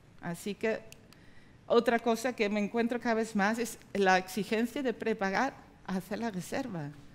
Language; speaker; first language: Spanish; non-native, fluent; Dutch